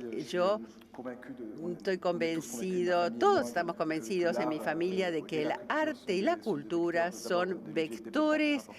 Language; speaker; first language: Spanish; non-native, fluent; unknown